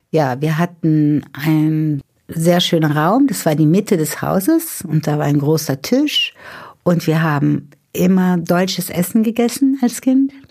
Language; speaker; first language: German; native; German